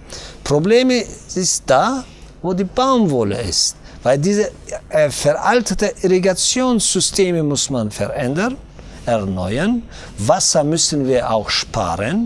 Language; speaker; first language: German; non-native, fluent; Tajik